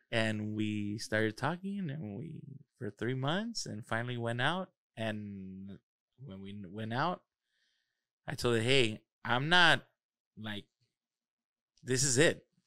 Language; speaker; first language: English; early bilingual, other home language; Spanish